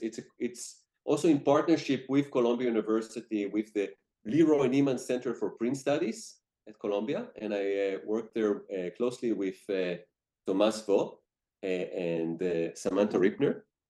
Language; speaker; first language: English; non-native, fluent; Hebrew